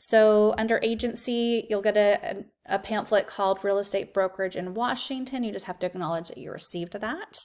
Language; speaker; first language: English; native; English